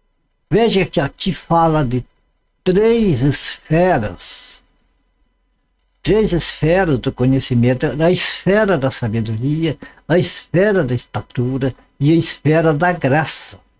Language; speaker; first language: Portuguese; native; Portuguese